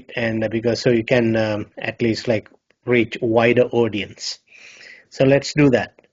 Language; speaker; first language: English; non-native, local second language; Sinhala